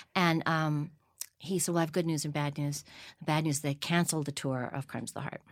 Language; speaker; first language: English; native; English